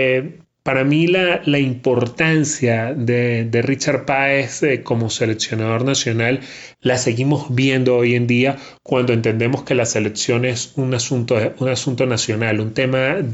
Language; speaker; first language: Spanish; native; Spanish